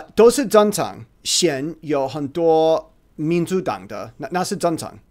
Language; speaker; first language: Chinese; non-native, learner; English